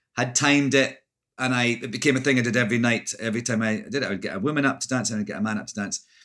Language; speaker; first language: English; native; English